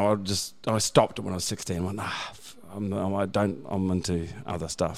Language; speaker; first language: English; native; English